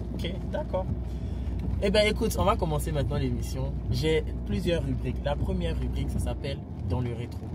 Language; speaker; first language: French; native; French